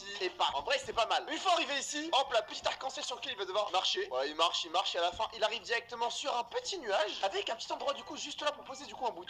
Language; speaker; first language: French; native; French